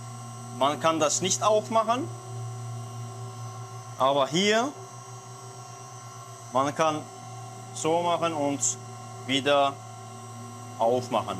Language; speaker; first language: German; non-native, learner; Turkish